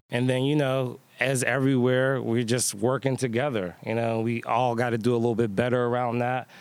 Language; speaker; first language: English; native; English